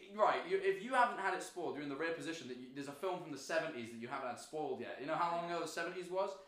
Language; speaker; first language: English; native; English